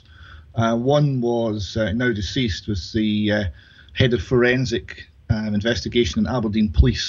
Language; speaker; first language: English; native; English